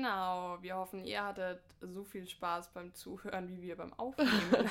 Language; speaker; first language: German; native; German